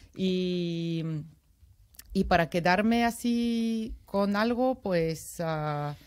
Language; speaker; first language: Spanish; non-native, fluent; Bulgarian